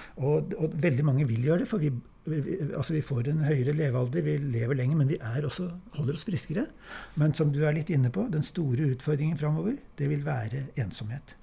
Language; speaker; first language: Norwegian; native; Norwegian